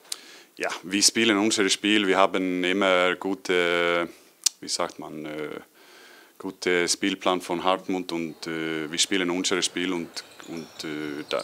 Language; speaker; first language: German; non-native, learner; Icelandic